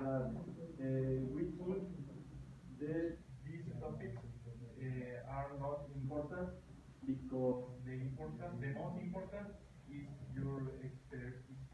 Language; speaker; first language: English; non-native, learner; Spanish